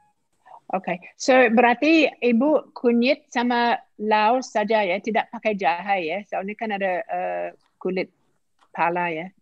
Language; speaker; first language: Indonesian; non-native, fluent; English